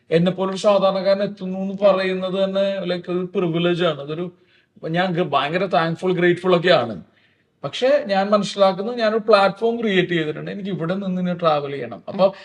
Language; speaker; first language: Malayalam; native; Malayalam